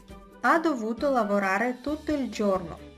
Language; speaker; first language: Italian; non-native, fluent; Russian